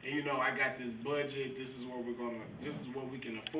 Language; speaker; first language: English; native; English